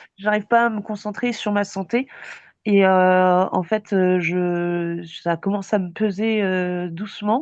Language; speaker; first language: French; native; French